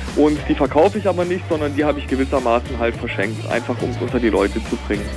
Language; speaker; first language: German; native; German